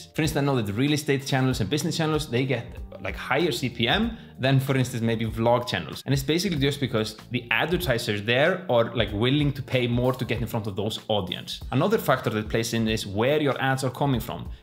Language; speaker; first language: English; non-native, fluent; Icelandic